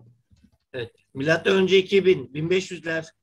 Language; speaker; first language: Turkish; native; Turkish